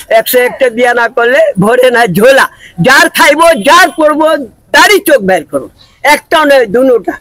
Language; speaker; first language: Bangla; non-native, local second language; Urdu